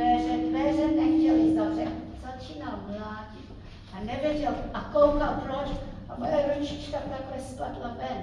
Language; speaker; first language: Czech; early bilingual, heritage; Czech